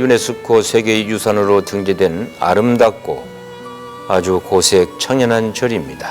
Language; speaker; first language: Korean; native; Korean